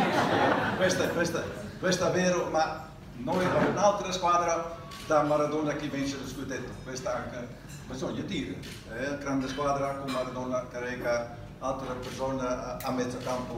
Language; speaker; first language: Italian; non-native, learner; Dutch